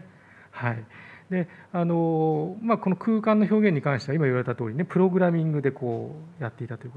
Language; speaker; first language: Japanese; native; Japanese